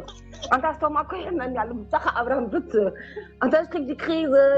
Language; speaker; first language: German; early bilingual, other home language; Tigrinya